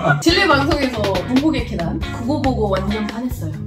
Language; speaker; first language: Korean; non-native, learner; Spanish